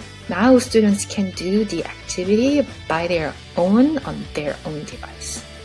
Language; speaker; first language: English; non-native, fluent; Korean